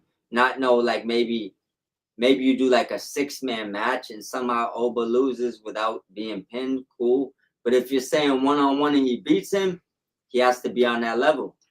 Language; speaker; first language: English; native; English